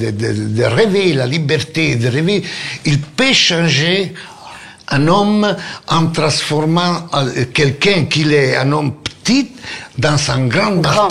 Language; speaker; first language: French; non-native, fluent; Italian